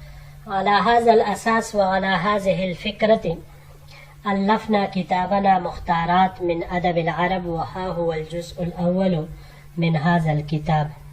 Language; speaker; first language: Arabic; non-native, fluent; Urdu